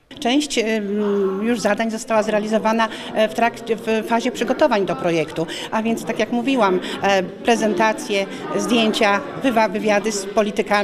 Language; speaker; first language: Polish; native; Polish